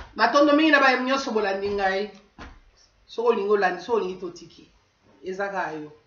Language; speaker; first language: Lingala; non-native, local second language; Kongo